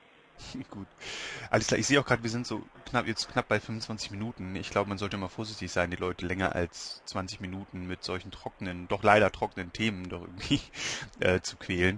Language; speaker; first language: German; native; German